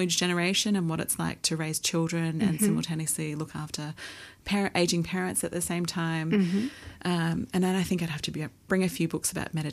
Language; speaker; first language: English; native; English